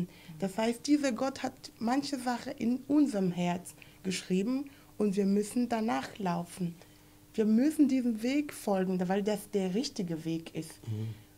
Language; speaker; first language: German; non-native, fluent; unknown